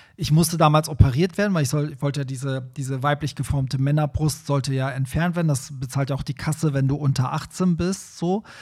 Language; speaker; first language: German; early bilingual, other home language; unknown